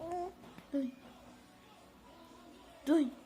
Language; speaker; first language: Chinese; non-native, fluent; Indonesian